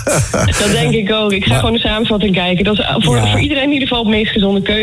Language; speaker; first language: Dutch; native; Dutch